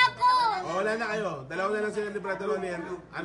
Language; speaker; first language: Filipino; native; Filipino